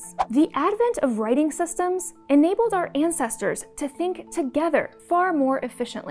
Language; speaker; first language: English; native; English